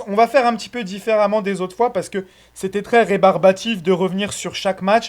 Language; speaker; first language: French; native; French